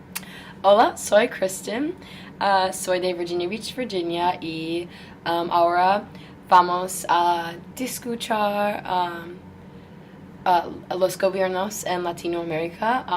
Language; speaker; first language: Spanish; non-native, learner; English